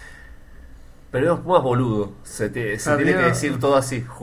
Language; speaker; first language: Spanish; native; Spanish